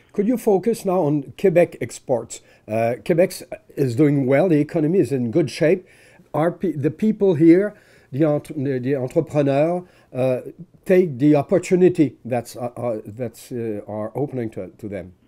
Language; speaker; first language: English; non-native, fluent; French